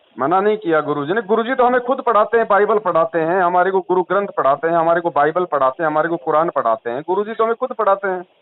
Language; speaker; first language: Hindi; native; Hindi